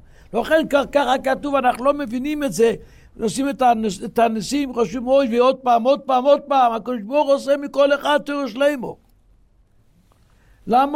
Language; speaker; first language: Hebrew; non-native, local second language; Yiddish